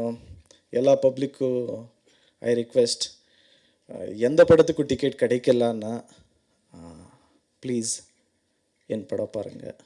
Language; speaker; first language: Tamil; non-native, learner; Kannada